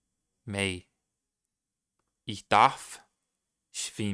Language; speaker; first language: German; non-native, learner; Portuguese